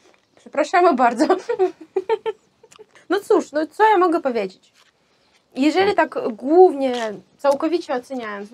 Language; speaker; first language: Polish; non-native, fluent; Russian